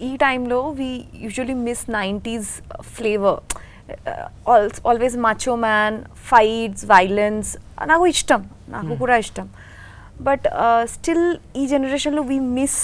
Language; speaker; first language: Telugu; non-native, learner; Bangla